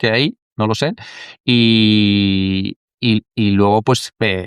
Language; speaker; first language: Spanish; native; Spanish